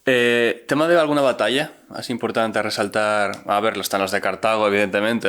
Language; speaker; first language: Spanish; native; Spanish